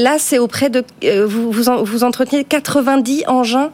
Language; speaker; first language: French; native; French